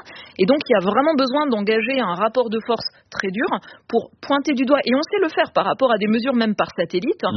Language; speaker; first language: French; native; French